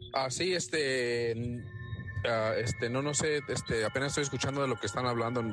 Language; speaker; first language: Spanish; early bilingual, heritage; Spanish